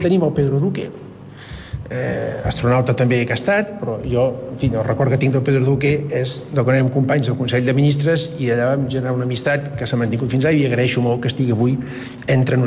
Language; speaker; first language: Catalan; native; Catalan